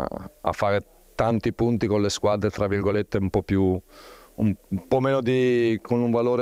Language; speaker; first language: Italian; native; Italian